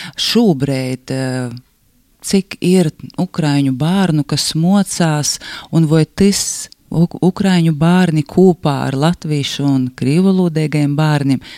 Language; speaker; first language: Latvian; native; Latvian